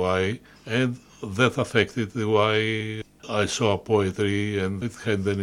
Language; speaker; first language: English; non-native, fluent; Greek